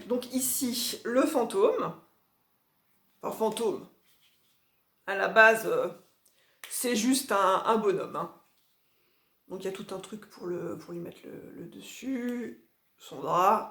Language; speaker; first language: French; native; French